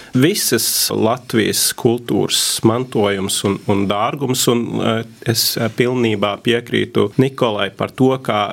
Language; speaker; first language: Latvian; non-native, fluent; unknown